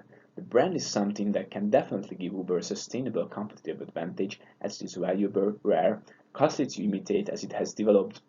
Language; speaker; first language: English; non-native, fluent; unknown